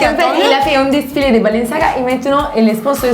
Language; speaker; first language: French; non-native, learner; Italian